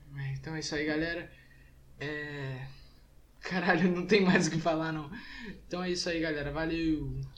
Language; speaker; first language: Portuguese; native; Portuguese